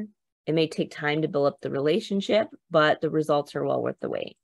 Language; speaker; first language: English; native; English